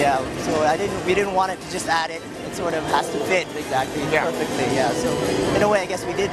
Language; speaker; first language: English; non-native, fluent; Japanese